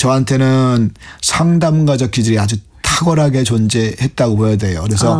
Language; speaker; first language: Korean; native; Korean